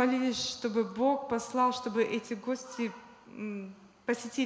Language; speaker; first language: Polish; non-native, learner; Russian